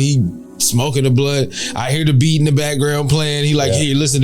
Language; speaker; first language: English; native; English